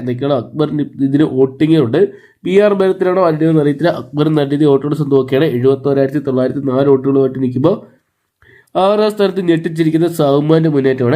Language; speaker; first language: Malayalam; native; Malayalam